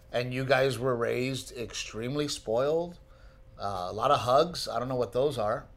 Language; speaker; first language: English; native; English